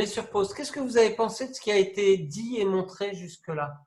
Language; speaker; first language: French; native; French